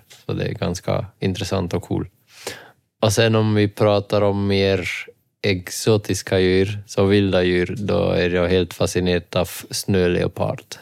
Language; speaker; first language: Swedish; non-native, fluent; Dutch